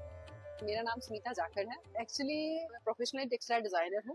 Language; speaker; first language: Hindi; native; Hindi